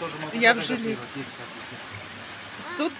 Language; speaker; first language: Russian; native; Russian